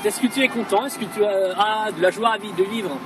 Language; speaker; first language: French; non-native, fluent; Russian